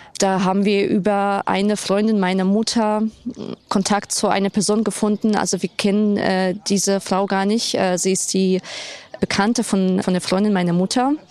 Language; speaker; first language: German; non-native, fluent; Ukrainian